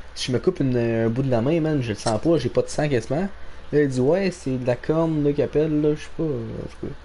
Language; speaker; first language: French; native; French